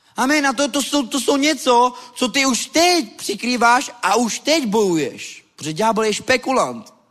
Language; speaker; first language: Czech; non-native, local second language; Romany